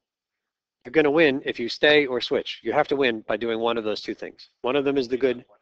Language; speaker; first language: English; native; English